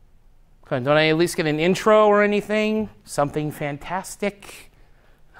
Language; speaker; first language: English; native; English